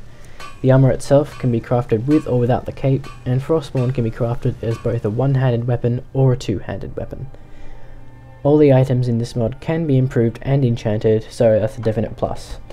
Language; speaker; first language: English; native; English